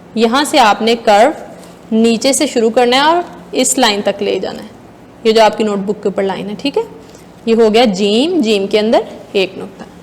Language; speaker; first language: Hindi; non-native, local second language; Punjabi